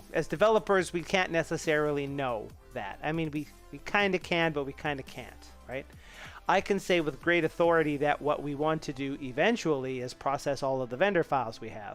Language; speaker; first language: English; native; English